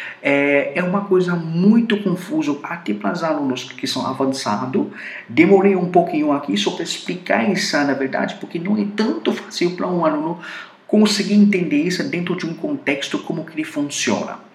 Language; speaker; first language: Portuguese; non-native, fluent; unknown